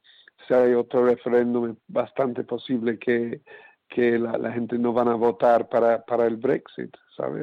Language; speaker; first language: Spanish; non-native, fluent; English